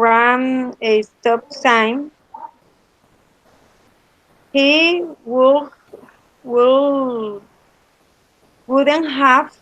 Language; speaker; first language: English; non-native, learner; Spanish